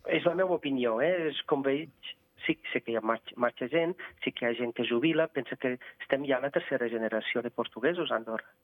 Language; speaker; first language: Catalan; non-native, fluent; Portuguese